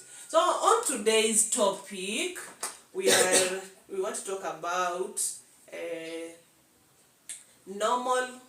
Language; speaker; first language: English; non-native, local second language; Swahili